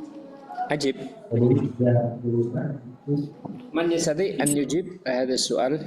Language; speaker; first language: Arabic; non-native, fluent; Indonesian